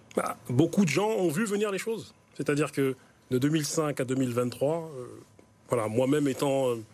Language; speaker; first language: French; native; French